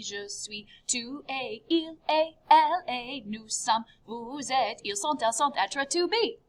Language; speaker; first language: French; non-native, fluent; English